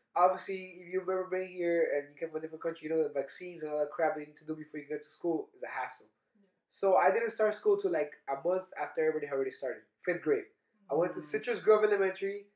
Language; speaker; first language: English; early bilingual, other home language; Spanish